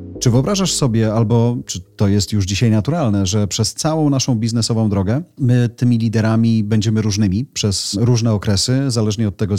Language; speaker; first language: Polish; native; Polish